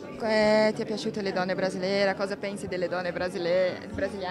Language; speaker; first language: Italian; non-native, fluent; Portuguese